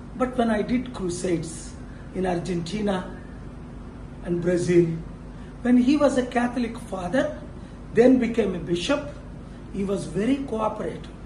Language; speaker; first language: English; non-native, local second language; Telugu